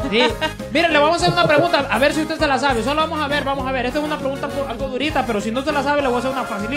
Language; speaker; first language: Spanish; native; Spanish